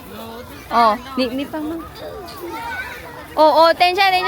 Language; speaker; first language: Chinese; non-native, learner; Filipino